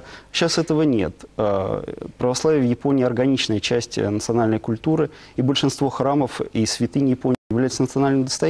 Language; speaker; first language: Russian; native; Russian